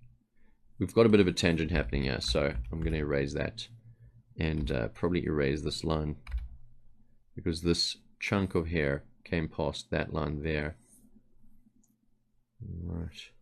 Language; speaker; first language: English; native; English